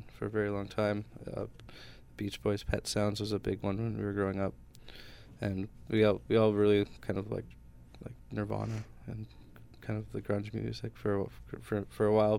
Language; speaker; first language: English; native; English